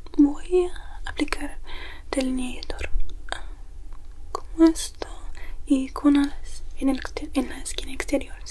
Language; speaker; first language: Spanish; non-native, learner; English